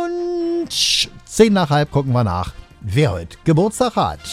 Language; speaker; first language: German; native; German